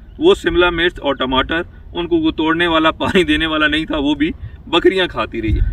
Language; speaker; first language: Hindi; non-native, local second language; Punjabi